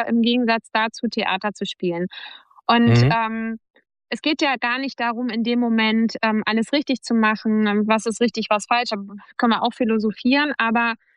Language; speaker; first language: German; native; German